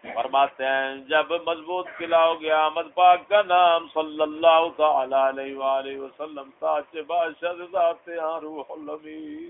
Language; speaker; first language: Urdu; non-native, local second language; Punjabi